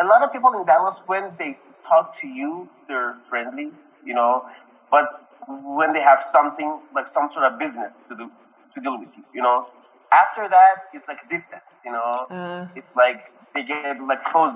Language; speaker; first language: English; non-native, fluent; Persian